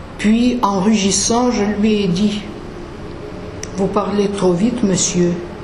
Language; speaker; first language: French; non-native, fluent; Russian